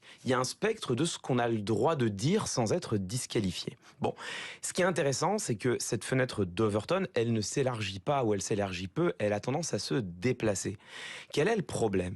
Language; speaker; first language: French; native; French